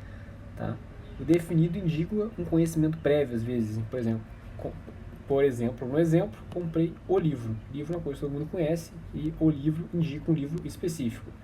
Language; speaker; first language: Portuguese; native; Portuguese